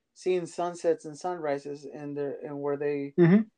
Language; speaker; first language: English; early bilingual, other home language; Spanish